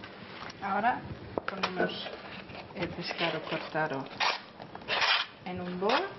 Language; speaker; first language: Spanish; non-native, fluent; German